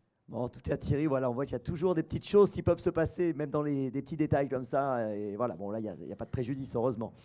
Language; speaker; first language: French; native; French